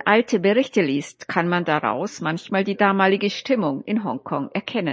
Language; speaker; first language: German; native; German